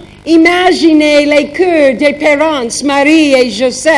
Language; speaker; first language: French; non-native, learner; German